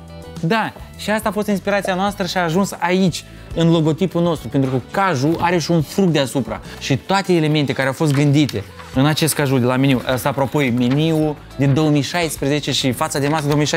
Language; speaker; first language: Romanian; native; Romanian